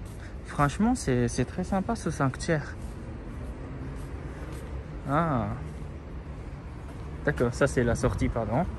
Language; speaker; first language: French; non-native, fluent; Japanese